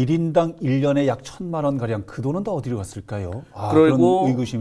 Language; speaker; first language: Korean; native; Korean